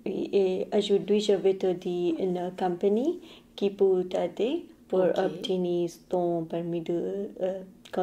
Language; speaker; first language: French; non-native, learner; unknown